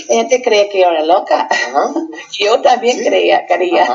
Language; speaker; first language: Spanish; non-native, fluent; English